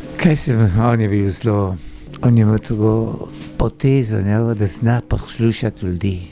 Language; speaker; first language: Slovenian; early bilingual, heritage; Slovenian